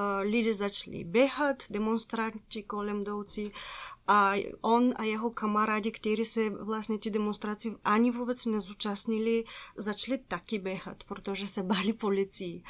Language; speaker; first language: Czech; non-native, fluent; Bulgarian